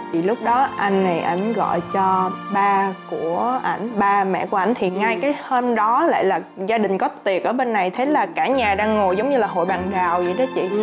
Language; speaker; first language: Vietnamese; native; Vietnamese